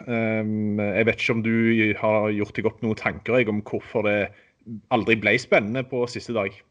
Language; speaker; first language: Norwegian; native; Norwegian